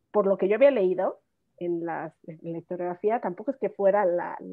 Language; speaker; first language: Spanish; native; Spanish